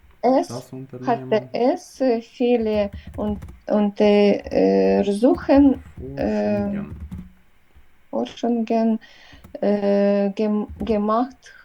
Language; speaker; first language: German; non-native, learner; Ukrainian